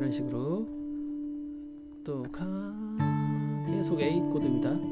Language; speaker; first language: Korean; native; Korean